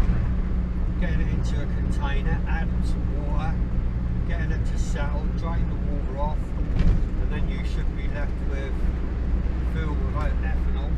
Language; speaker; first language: English; native; English